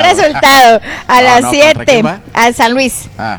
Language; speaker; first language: Spanish; native; Spanish